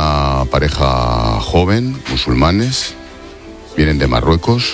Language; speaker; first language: Spanish; native; Spanish